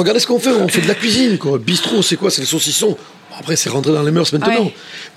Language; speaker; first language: French; native; French